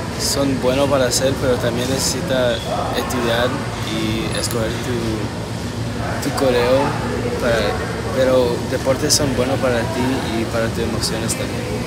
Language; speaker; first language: Spanish; early bilingual, heritage; Spanish